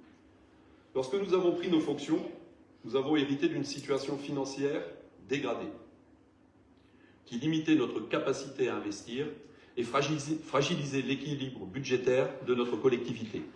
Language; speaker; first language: French; native; French